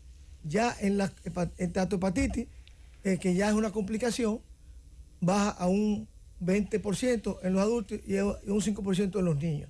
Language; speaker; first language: Spanish; native; Spanish